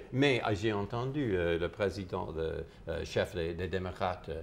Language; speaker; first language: French; non-native, fluent; English